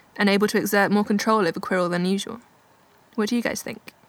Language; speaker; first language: English; native; English